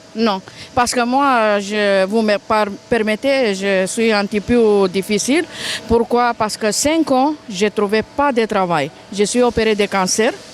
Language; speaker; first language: French; non-native, learner; Romanian